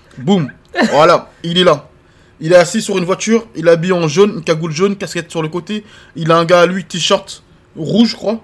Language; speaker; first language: French; native; French